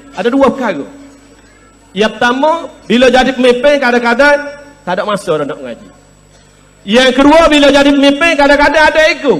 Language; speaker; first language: Malay; native; Malay